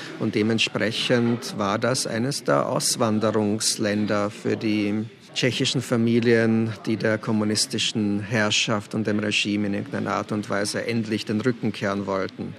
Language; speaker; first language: German; early bilingual, other home language; Czech